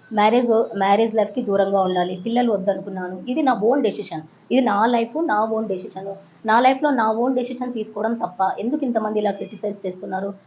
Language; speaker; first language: Telugu; native; Telugu